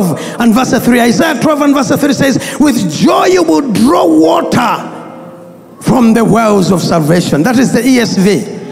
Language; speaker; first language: English; non-native, local second language; Ganda